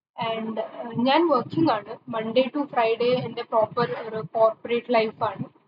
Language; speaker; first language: Malayalam; early bilingual, heritage; Malayalam